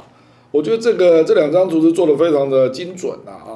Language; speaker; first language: Chinese; native; Chinese